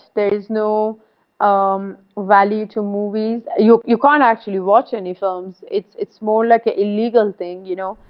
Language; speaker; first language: English; non-native, fluent; Persian